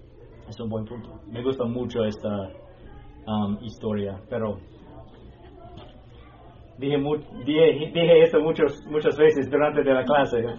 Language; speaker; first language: Spanish; non-native, fluent; English